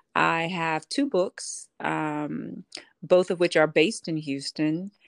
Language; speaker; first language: English; native; English